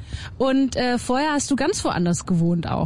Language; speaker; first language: German; native; German